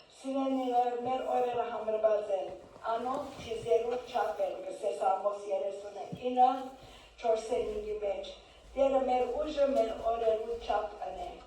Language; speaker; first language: Armenian; early bilingual, heritage; Armenian